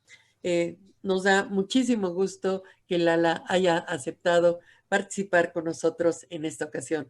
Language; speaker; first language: Spanish; native; Spanish